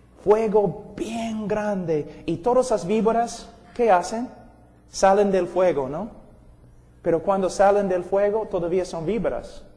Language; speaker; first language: Spanish; non-native, fluent; English